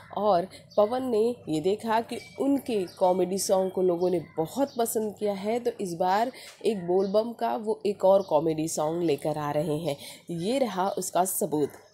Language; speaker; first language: Hindi; native; Hindi